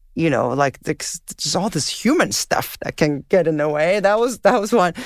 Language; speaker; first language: English; non-native, fluent; Danish